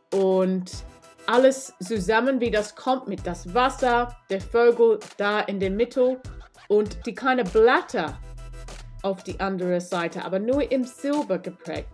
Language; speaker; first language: German; non-native, learner; English